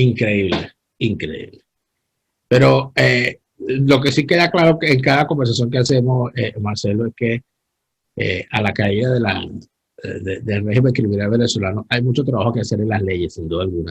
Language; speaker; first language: Spanish; native; Spanish